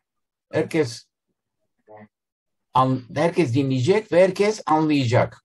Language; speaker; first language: Hebrew; non-native, fluent; Turkish